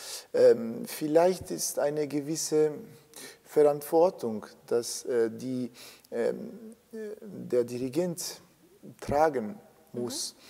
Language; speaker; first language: German; non-native, fluent; Italian